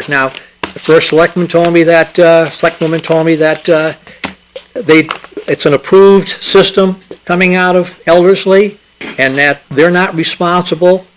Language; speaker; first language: English; native; English